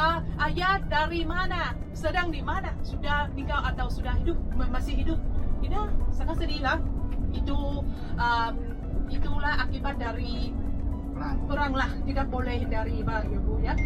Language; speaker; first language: Indonesian; non-native, fluent; Vietnamese